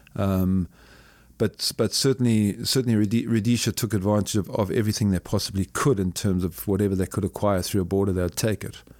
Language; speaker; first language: English; native; English